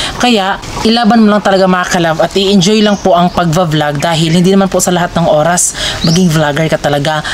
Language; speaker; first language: Filipino; non-native, local second language; Cebuano